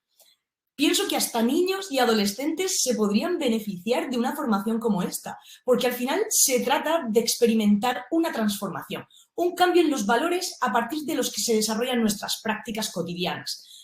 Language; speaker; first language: Spanish; native; Spanish